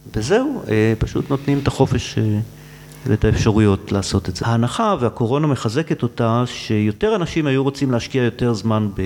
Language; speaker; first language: Hebrew; native; Hebrew